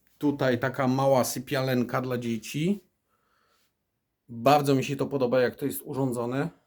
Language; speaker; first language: Polish; native; Polish